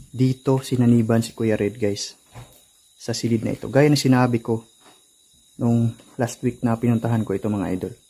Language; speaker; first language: Filipino; native; Filipino